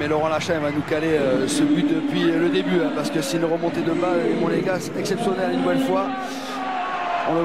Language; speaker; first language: French; native; French